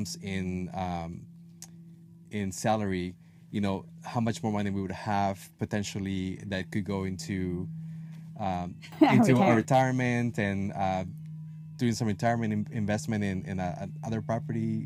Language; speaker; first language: English; non-native, fluent; Spanish